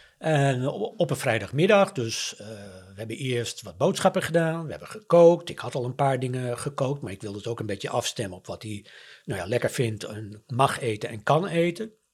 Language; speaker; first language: Dutch; native; Dutch